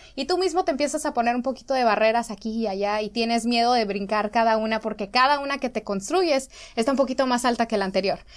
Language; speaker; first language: Spanish; early bilingual, other home language; English